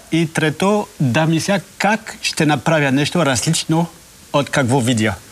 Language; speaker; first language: Bulgarian; non-native, learner; French